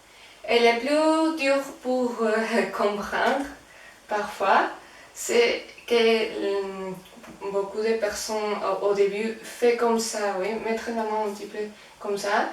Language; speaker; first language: French; non-native, fluent; Spanish